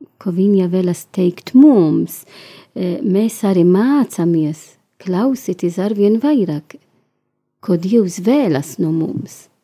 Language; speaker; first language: Latvian; non-native, learner; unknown